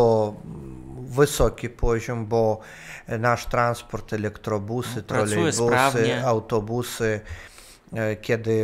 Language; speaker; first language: Polish; non-native, learner; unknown